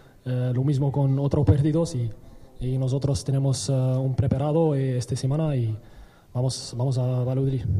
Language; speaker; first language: Spanish; non-native, learner; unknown